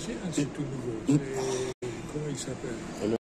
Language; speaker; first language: French; non-native, fluent; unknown